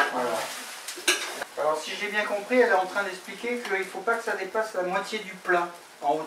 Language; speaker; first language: French; native; French